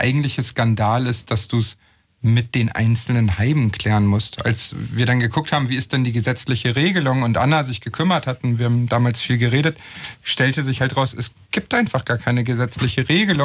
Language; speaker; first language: German; native; German